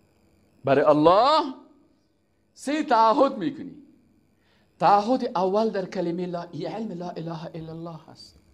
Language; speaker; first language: Persian; native; Persian